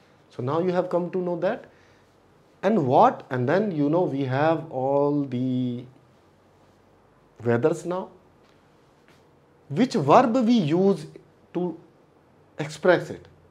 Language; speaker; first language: English; non-native, local second language; Hindi